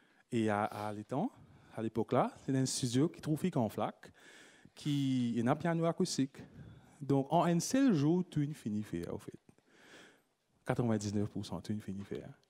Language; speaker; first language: French; non-native, local second language; Morisyen